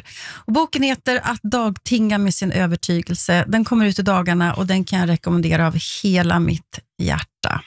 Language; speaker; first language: Swedish; native; Swedish